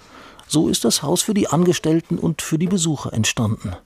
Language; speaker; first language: German; native; German